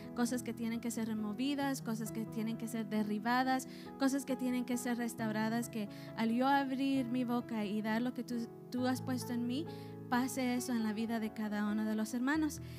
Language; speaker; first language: Spanish; early bilingual, heritage; Spanish